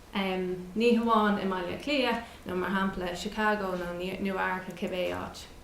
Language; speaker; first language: Irish; non-native, local second language; English